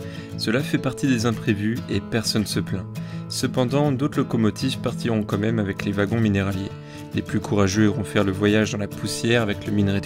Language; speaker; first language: French; native; French